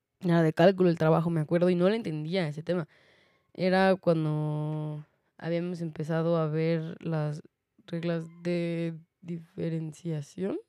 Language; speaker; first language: Spanish; native; Spanish